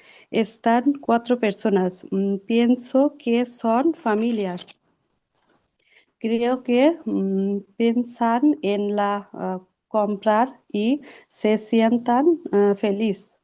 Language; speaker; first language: Spanish; non-native, learner; Urdu